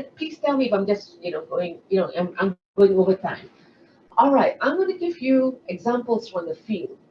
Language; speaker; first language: English; non-native, local second language; Malay